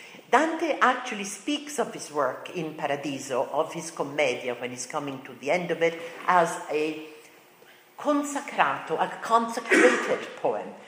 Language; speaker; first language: English; native; English